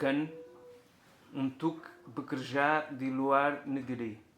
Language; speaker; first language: Indonesian; non-native, learner; Portuguese